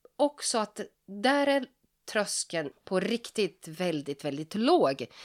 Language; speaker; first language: Swedish; non-native, fluent; Portuguese